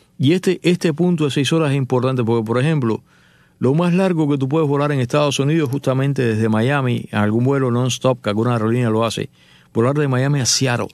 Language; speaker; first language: Spanish; native; Spanish